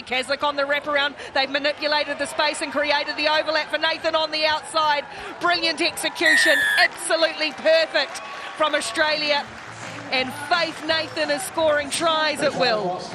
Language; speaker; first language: English; native; English